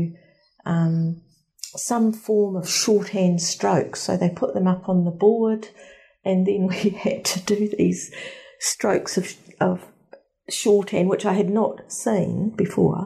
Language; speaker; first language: English; native; English